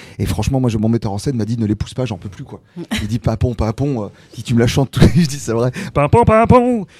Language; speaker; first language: French; native; French